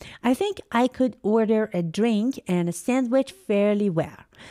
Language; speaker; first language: English; non-native, fluent; Persian